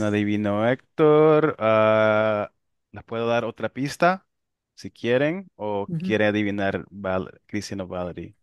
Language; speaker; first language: Spanish; non-native, local second language; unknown